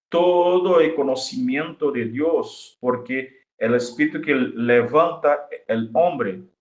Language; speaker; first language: Spanish; non-native, fluent; Portuguese